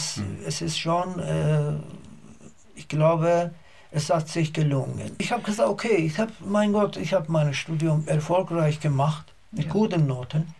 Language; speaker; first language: German; non-native, learner; Azerbaijani